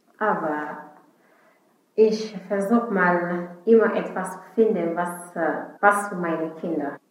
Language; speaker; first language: German; non-native, learner; Fula